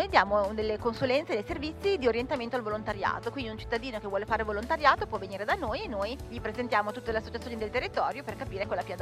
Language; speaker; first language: Italian; native; Italian